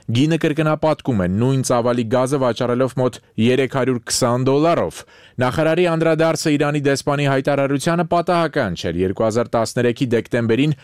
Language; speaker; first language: Armenian; native; Armenian